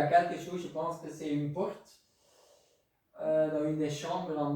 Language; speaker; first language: French; non-native, local second language; Dutch